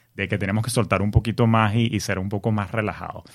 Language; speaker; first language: Spanish; native; Spanish